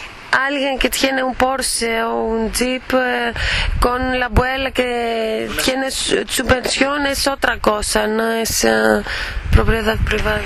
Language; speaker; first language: Spanish; non-native, fluent; Greek